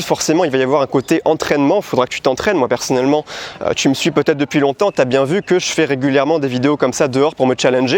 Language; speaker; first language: French; native; French